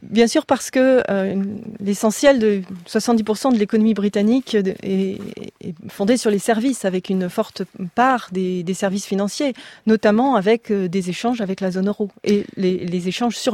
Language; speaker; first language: French; native; French